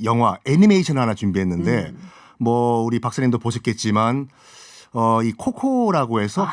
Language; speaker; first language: Korean; native; Korean